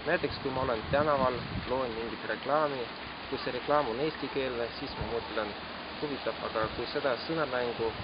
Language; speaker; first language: Estonian; non-native, local second language; Russian